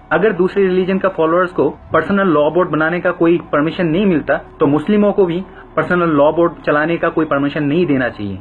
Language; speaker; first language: Hindi; non-native, fluent; Bangla